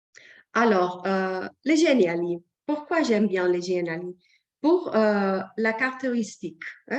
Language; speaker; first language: French; non-native, fluent; Catalan